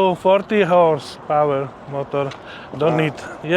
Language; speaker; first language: English; non-native, learner; Slovak